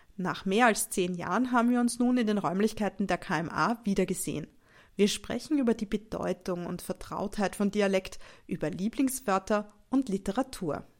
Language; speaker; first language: German; native; German